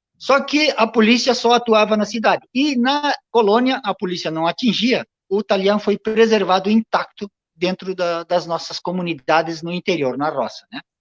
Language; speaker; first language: Portuguese; non-native, local second language; Venetian